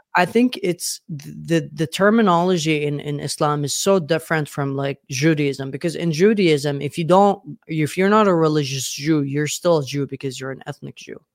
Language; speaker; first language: English; non-native, fluent; Arabic